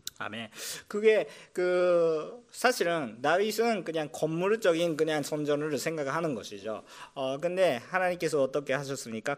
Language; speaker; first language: Korean; non-native, fluent; Japanese